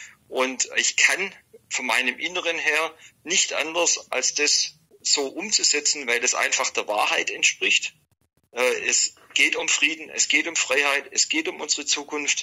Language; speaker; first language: German; native; German